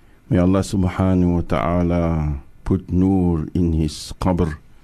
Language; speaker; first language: English; native; English